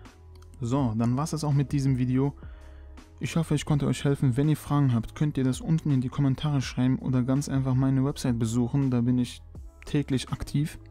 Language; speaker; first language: German; native; German